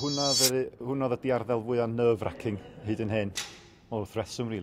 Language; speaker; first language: Welsh; native; Welsh